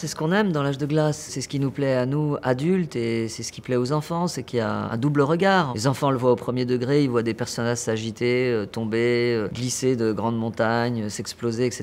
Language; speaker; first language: French; native; French